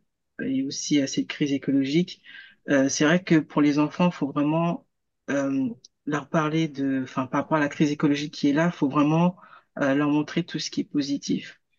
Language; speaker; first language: French; native; French